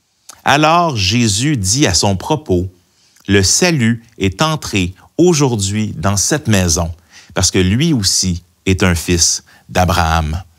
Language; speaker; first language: French; native; French